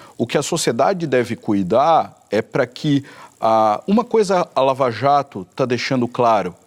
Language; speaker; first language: Portuguese; native; Portuguese